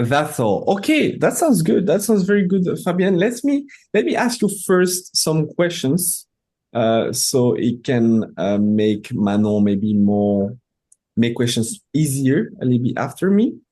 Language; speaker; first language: English; non-native, fluent; French